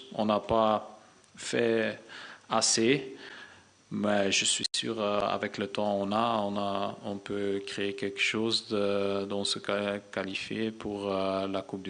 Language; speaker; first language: French; non-native, local second language; Dutch